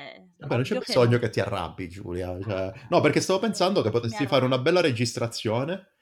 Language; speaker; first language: Italian; native; Italian